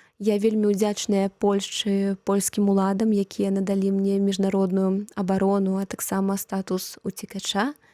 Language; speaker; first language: Belarusian; native; Belarusian